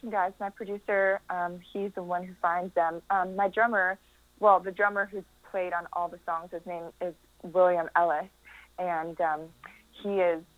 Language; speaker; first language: English; native; English